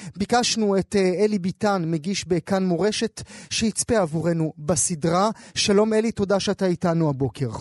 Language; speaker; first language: Hebrew; native; Hebrew